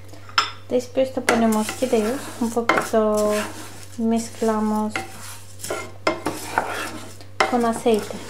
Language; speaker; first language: Spanish; non-native, learner; Turkish